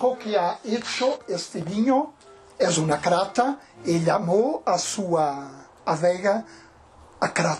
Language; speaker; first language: Spanish; non-native, fluent; Portuguese